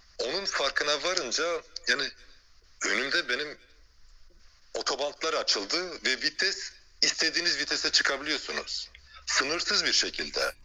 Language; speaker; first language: Turkish; early bilingual, heritage; Turkish